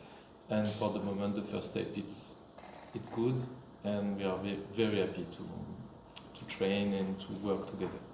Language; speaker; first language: English; non-native, fluent; French